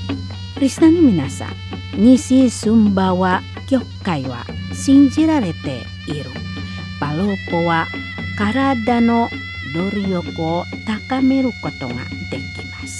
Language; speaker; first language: Japanese; non-native, learner; Indonesian